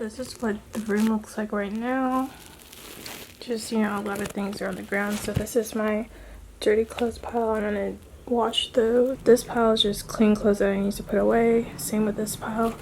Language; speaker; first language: English; native; English